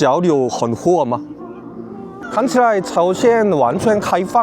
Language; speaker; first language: Chinese; non-native, learner; Korean